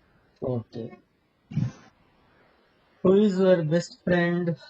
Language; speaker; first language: English; non-native, local second language; Telugu